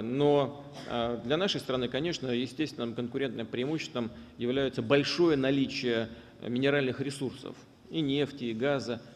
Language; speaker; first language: Russian; native; Russian